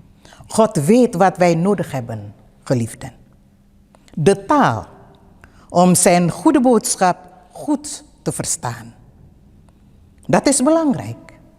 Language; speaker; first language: Dutch; early bilingual, other home language; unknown